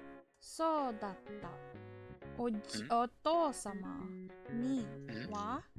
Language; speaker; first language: Japanese; non-native, learner; English